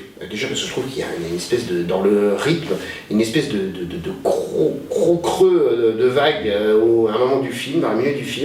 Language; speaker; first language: French; native; French